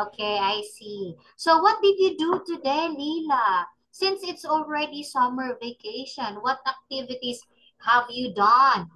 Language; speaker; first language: English; non-native, fluent; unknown